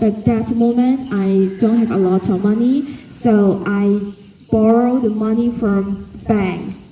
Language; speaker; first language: English; non-native, fluent; Cantonese